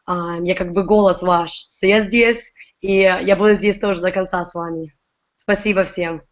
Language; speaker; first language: Russian; early bilingual, heritage; Russian